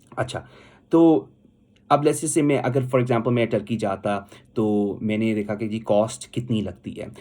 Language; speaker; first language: Urdu; non-native, local second language; Punjabi